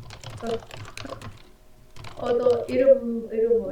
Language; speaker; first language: Korean; non-native, learner; Vietnamese